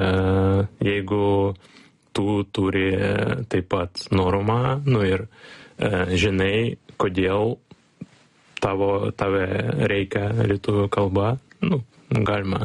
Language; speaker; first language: Lithuanian; non-native, learner; Ukrainian